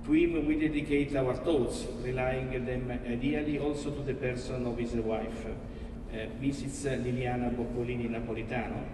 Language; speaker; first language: English; non-native, fluent; Italian